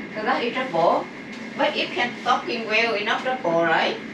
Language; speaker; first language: English; non-native, learner; Vietnamese